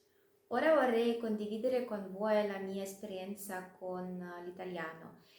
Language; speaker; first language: Italian; non-native, fluent; Russian